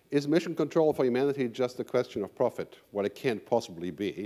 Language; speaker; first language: English; non-native, fluent; German